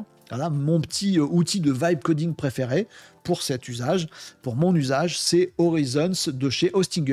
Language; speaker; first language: French; native; French